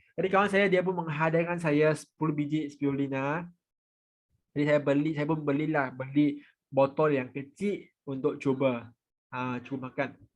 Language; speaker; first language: Malay; non-native, local second language; Chinese